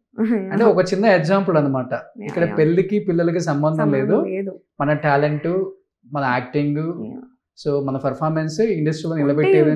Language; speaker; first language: Telugu; native; Telugu